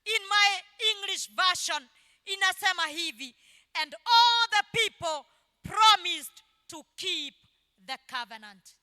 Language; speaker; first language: English; non-native, local second language; Swahili